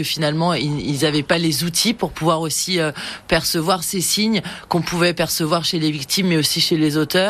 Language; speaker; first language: French; native; French